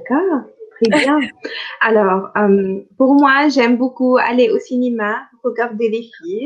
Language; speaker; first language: French; non-native, local second language; Arabic